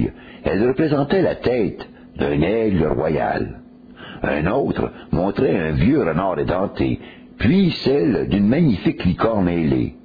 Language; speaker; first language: French; native; French